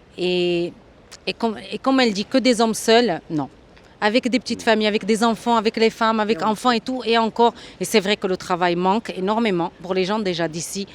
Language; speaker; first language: French; early bilingual, other home language; Arabic